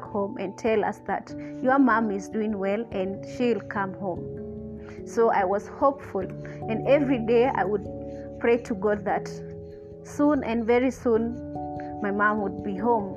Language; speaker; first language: English; non-native, local second language; Kikuyu